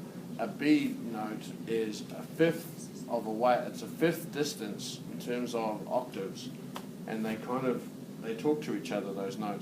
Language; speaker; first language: English; native; English